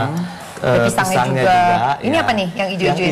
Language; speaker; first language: Indonesian; native; Indonesian